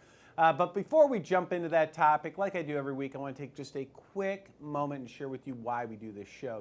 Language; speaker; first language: English; native; English